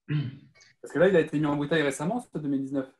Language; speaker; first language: French; native; French